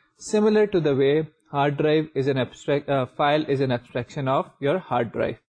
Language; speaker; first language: English; non-native, local second language; Urdu